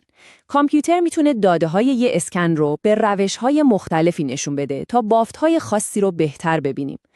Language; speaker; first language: Persian; native; Persian